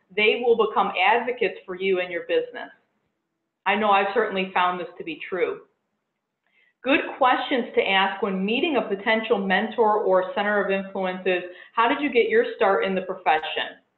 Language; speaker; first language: English; native; English